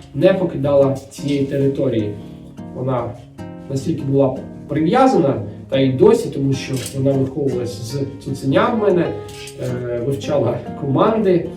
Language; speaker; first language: Ukrainian; non-native, local second language; Russian